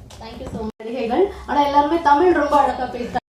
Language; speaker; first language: Tamil; native; Tamil